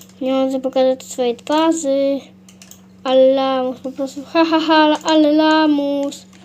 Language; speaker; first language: Polish; native; Polish